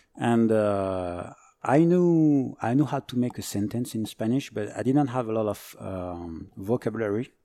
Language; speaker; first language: English; non-native, fluent; French